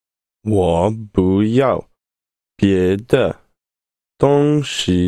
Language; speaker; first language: Chinese; non-native, learner; English